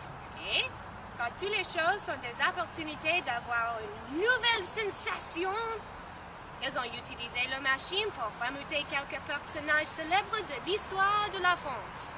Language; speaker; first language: French; non-native, learner; English